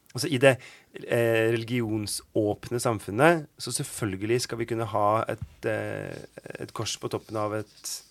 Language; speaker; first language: Norwegian; native; Norwegian